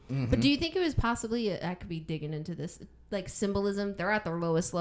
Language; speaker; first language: English; native; English